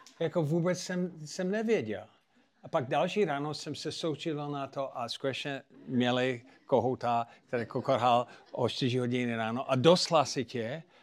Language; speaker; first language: Czech; non-native, fluent; English